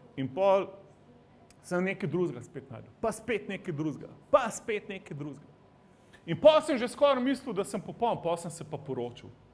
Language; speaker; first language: Slovenian; native; Slovenian